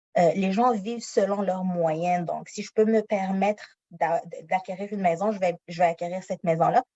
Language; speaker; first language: French; non-native, local second language; Arabic